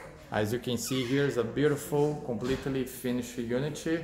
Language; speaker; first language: English; non-native, fluent; Portuguese